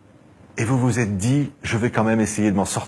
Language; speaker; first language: French; native; French